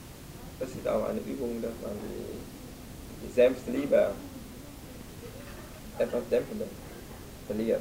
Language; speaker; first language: German; non-native, fluent; Vietnamese